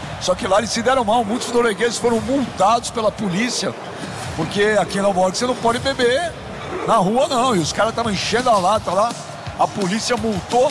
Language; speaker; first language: Portuguese; native; Portuguese